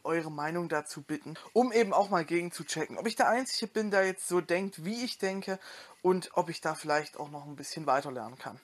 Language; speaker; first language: German; native; German